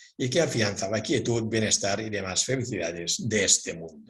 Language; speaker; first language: Spanish; non-native, local second language; Catalan